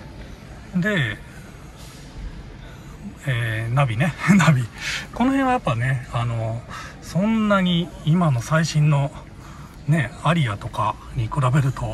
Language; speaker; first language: Japanese; native; Japanese